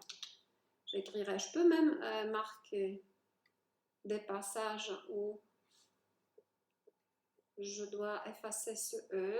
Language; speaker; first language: French; non-native, fluent; Polish